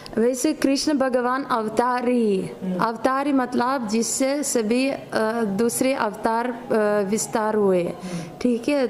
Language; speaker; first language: Hindi; non-native, learner; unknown